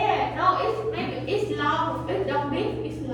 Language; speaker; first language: English; non-native, learner; Vietnamese